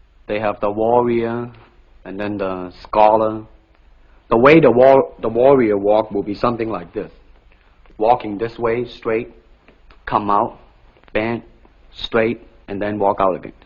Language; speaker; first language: English; non-native, local second language; Cantonese